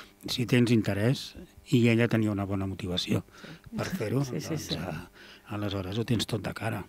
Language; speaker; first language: Catalan; native; Catalan